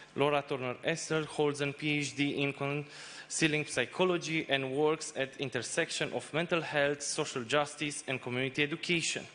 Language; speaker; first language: English; non-native, fluent; Romanian